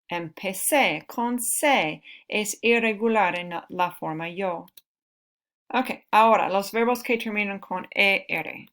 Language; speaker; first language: Spanish; non-native, fluent; English